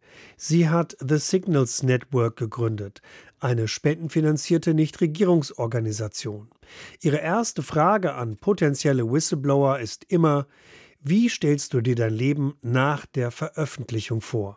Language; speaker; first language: German; native; German